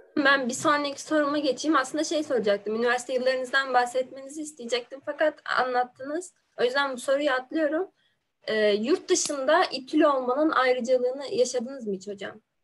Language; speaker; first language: Turkish; native; Turkish